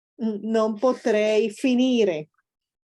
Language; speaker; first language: Italian; non-native, fluent; Spanish